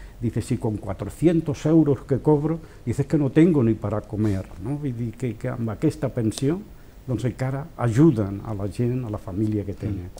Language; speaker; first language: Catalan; non-native, local second language; Spanish